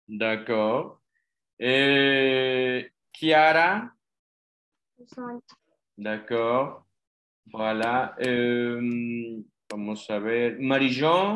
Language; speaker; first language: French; non-native, learner; Spanish